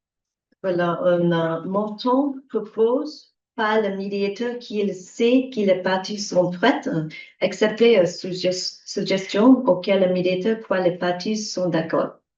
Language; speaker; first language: French; non-native, learner; English